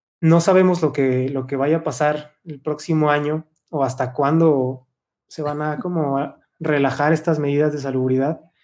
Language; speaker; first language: Spanish; native; Spanish